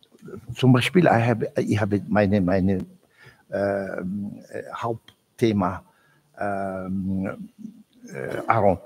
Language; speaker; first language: German; non-native, learner; Turkish